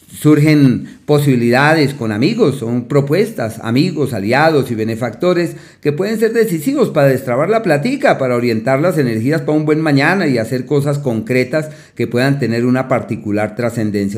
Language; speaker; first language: Spanish; native; Spanish